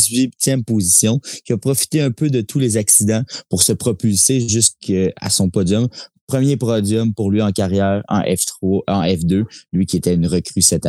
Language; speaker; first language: French; native; French